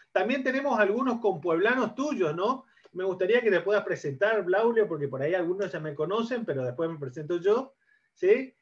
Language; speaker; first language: Spanish; native; Spanish